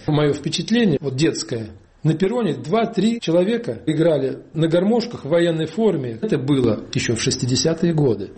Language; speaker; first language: Russian; native; Russian